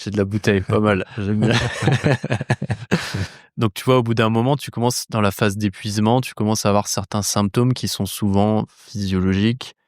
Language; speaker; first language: French; native; French